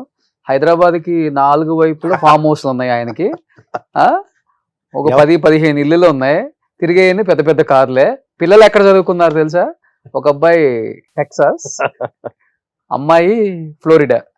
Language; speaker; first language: Telugu; native; Telugu